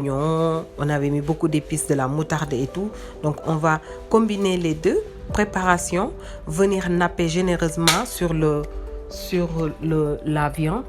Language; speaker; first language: French; non-native, local second language; Wolof